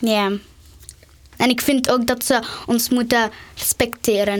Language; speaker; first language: Dutch; early bilingual, other home language; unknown